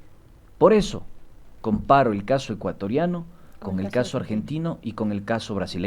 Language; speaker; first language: Spanish; native; Spanish